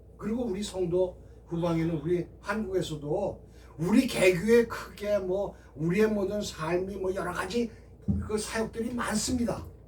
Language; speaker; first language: Korean; native; Korean